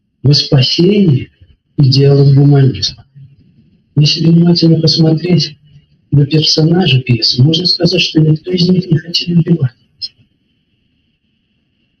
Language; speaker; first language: Russian; native; Russian